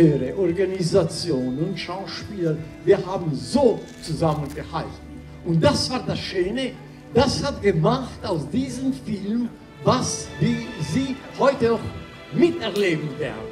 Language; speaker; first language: German; non-native, fluent; Slovenian